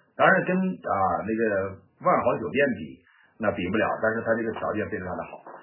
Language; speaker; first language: Chinese; native; Chinese